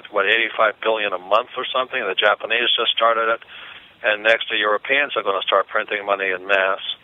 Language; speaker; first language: English; native; English